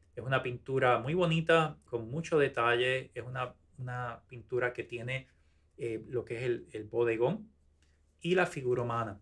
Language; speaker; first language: Spanish; native; Spanish